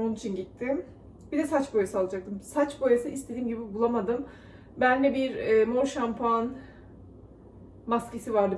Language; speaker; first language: Turkish; early bilingual, other home language; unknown